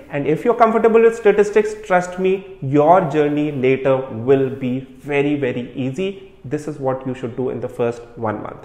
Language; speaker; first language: English; non-native, local second language; Hindi